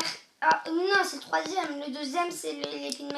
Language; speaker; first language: French; native; French